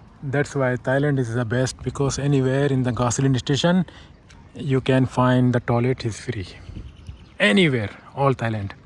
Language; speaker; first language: English; non-native, learner; Urdu